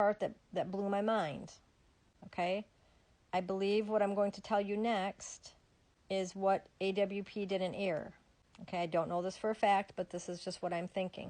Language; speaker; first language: English; native; English